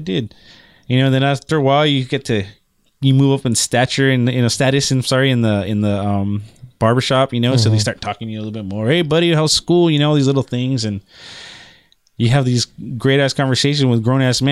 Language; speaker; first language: English; native; English